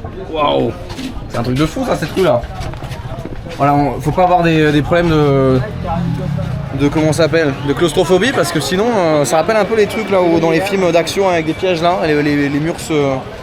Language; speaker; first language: French; native; French